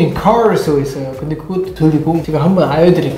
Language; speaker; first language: Korean; non-native, fluent; German